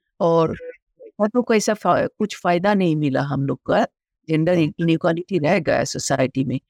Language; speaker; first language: Hindi; non-native, local second language; Bangla